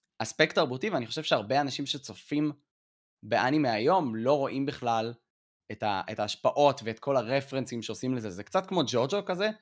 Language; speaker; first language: Hebrew; native; Hebrew